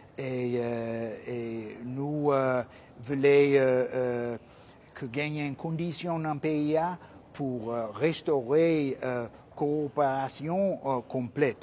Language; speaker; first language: Haitian Creole; non-native, fluent; English